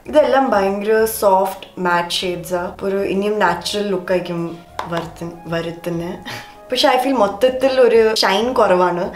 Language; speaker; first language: Malayalam; early bilingual, heritage; Malayalam